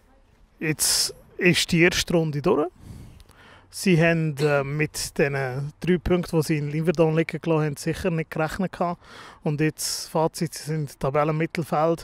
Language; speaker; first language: German; native; German